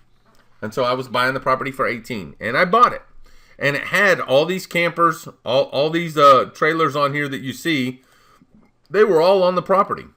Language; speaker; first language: English; native; English